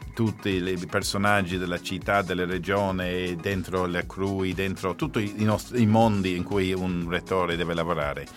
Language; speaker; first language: Italian; non-native, fluent; English